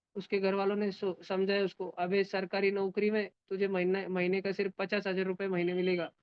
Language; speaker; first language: Hindi; non-native, local second language; Marathi